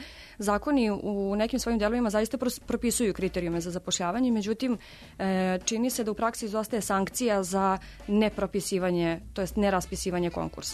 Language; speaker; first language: Serbian; native; Serbian